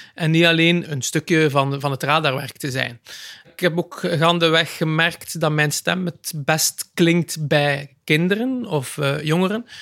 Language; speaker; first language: Dutch; native; Dutch